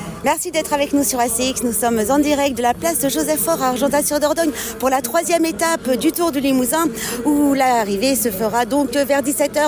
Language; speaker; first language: French; native; French